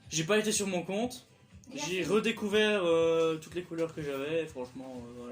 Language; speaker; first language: French; native; French